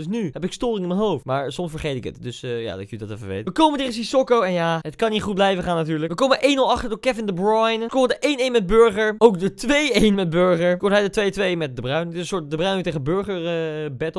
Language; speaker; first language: Dutch; native; Dutch